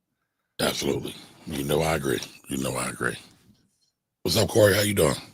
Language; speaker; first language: English; native; English